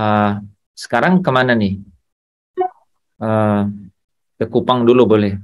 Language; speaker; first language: Indonesian; native; Indonesian